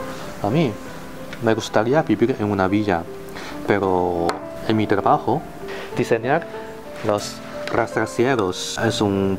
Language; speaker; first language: Spanish; non-native, learner; Chinese